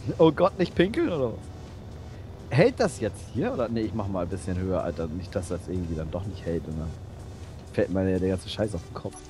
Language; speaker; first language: German; native; German